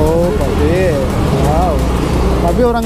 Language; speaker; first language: Indonesian; non-native, learner; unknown